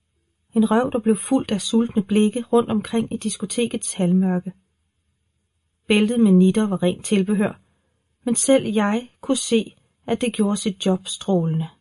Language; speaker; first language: Danish; native; Danish